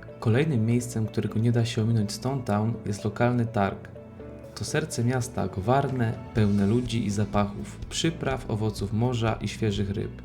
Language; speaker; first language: Polish; native; Polish